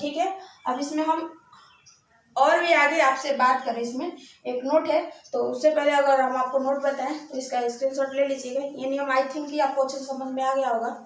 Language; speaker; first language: Hindi; native; Hindi